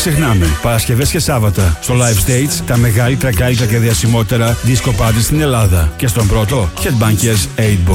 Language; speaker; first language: Greek; native; Greek